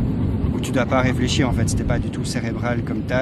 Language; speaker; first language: French; native; French